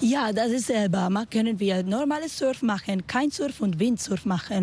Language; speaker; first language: German; non-native, learner; Spanish